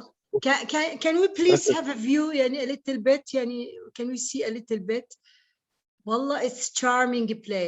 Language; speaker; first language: English; non-native, learner; Arabic